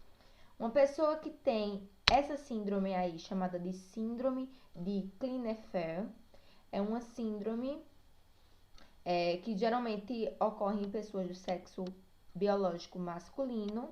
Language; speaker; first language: Portuguese; native; Portuguese